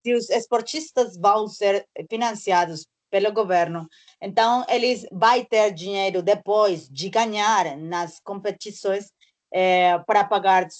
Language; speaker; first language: Portuguese; non-native, learner; Spanish